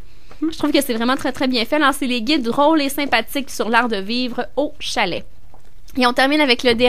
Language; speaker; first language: French; native; French